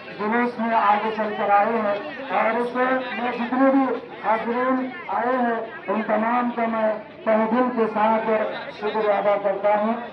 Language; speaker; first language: Urdu; native; Urdu